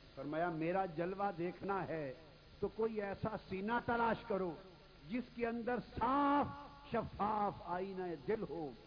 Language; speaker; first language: Urdu; non-native, local second language; Punjabi